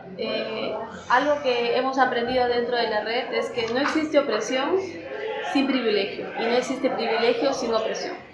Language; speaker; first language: Spanish; native; Spanish